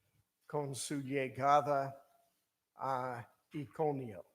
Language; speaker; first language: Spanish; non-native, fluent; English